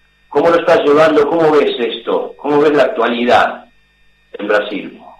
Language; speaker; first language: Spanish; native; Spanish